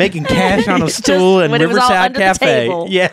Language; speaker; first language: English; native; English